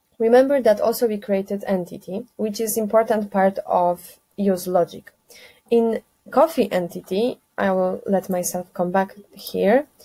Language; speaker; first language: English; non-native, fluent; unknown